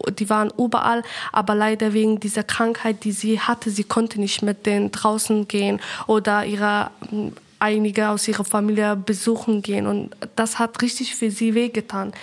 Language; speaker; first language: German; non-native, learner; Persian